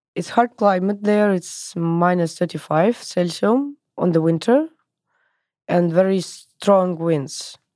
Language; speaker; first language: English; non-native, learner; Russian